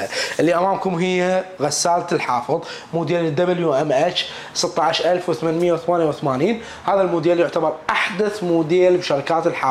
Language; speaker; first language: Arabic; native; Arabic